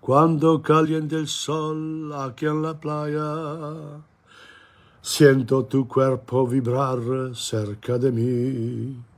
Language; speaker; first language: Spanish; non-native, learner; English